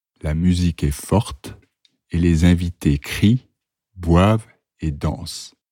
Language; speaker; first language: French; non-native, learner; Russian